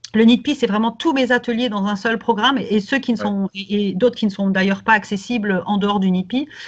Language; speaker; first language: French; native; French